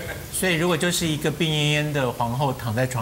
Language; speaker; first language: Chinese; native; Chinese